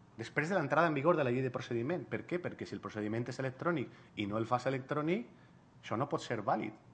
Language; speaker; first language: Catalan; non-native, local second language; Spanish